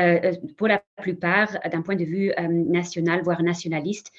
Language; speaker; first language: French; non-native, fluent; German